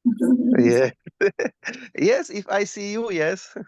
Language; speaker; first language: English; non-native, learner; Slovak